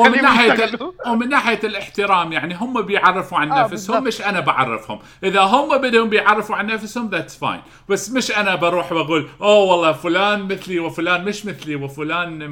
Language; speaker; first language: Arabic; native; Arabic